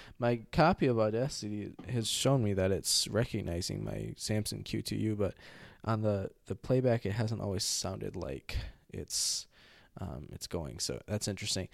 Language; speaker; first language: English; native; English